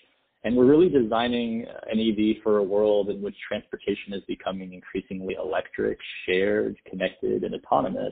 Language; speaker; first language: English; native; English